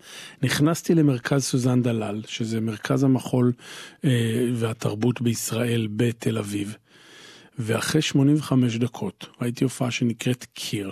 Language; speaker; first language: Hebrew; native; Hebrew